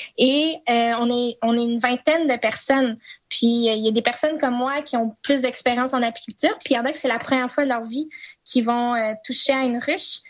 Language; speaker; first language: French; native; French